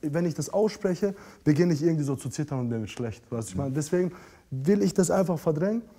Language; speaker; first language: German; non-native, fluent; Russian